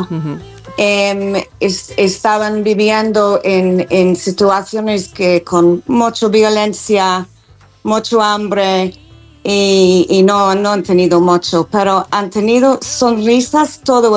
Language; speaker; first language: Spanish; non-native, fluent; English